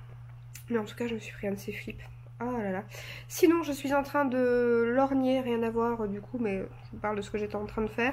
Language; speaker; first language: French; native; French